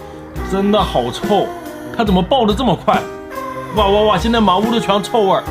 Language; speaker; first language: Chinese; native; Chinese